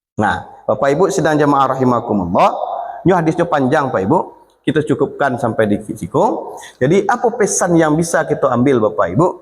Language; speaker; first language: Malay; non-native, local second language; Minangkabau